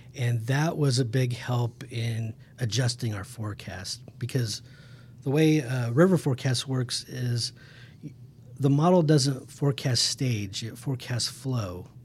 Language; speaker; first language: English; native; English